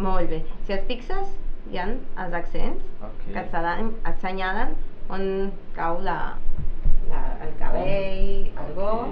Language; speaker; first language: Catalan; native; Catalan